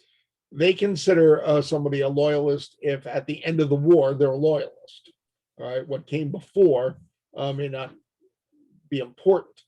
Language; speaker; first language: English; native; English